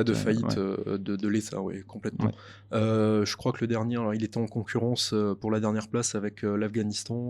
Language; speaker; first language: French; native; French